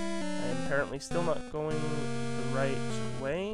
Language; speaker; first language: English; native; English